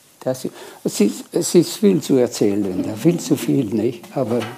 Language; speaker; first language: German; non-native, local second language; French